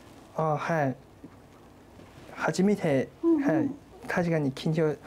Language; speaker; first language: Japanese; non-native, learner; Chinese